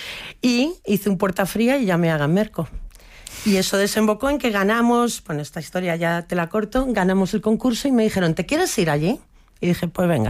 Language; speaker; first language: Spanish; native; Spanish